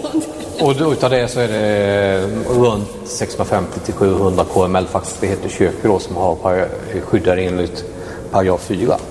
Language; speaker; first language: Swedish; native; Swedish